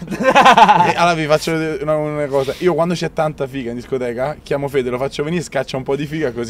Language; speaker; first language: Italian; native; Italian